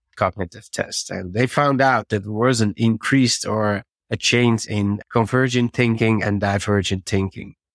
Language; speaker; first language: English; non-native, fluent; Dutch